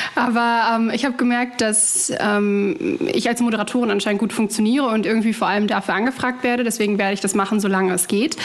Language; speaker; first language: German; early bilingual, other home language; Arabic